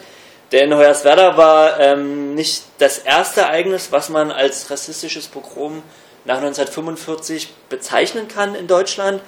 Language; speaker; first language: German; native; German